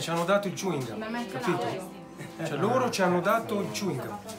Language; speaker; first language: Italian; native; Italian